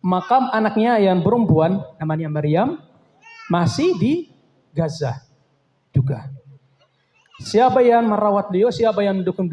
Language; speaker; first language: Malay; non-native, fluent; Arabic